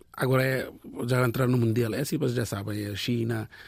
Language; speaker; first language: Portuguese; non-native, learner; Bangla